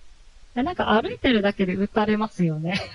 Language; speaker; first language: Japanese; native; Japanese